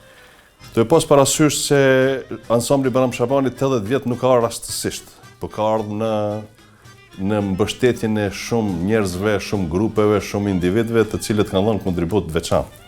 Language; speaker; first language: Albanian; native; Albanian